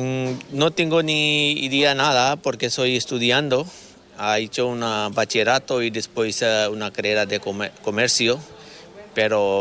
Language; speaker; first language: Spanish; non-native, learner; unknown